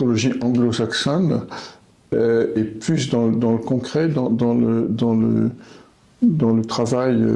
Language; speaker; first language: French; native; French